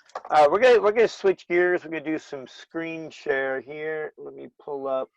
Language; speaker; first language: English; native; English